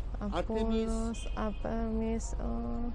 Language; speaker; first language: Indonesian; native; Indonesian